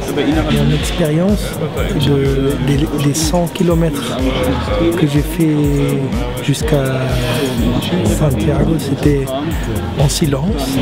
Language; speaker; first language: French; non-native, fluent; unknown